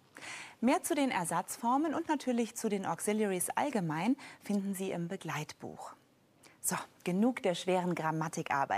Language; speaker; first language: German; native; German